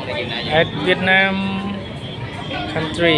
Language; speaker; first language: English; non-native, learner; Vietnamese